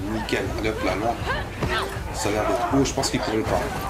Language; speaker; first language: French; native; French